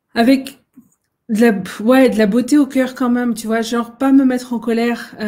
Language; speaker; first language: French; native; French